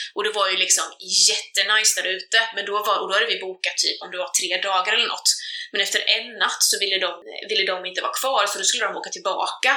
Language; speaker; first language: Swedish; native; Swedish